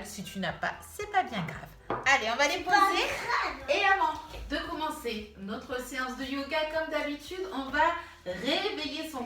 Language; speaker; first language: French; native; French